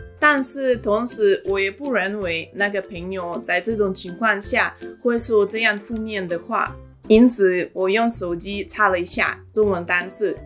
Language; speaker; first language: Chinese; non-native, fluent; Russian